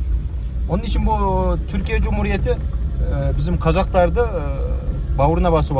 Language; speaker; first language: Turkish; non-native, local second language; Kazakh